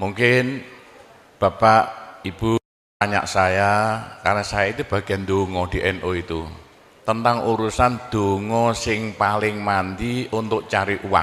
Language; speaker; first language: Indonesian; non-native, local second language; Javanese